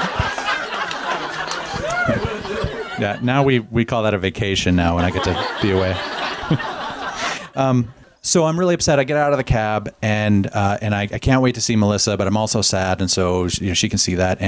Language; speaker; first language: English; native; English